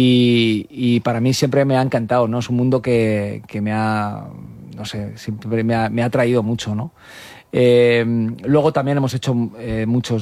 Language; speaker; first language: Spanish; native; Spanish